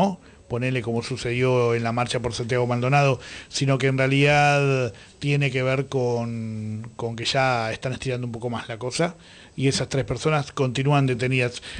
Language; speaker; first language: Spanish; native; Spanish